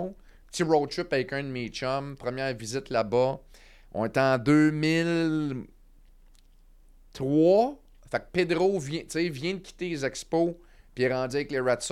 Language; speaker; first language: French; native; French